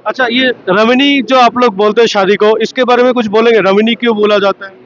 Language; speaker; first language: Hindi; non-native, local second language; Bangla